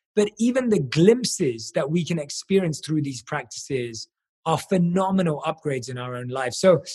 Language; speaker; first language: English; native; English